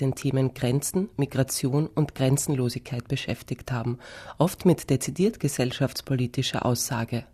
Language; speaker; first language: German; native; German